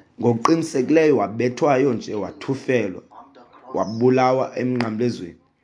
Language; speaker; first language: Xhosa; non-native, local second language; Zulu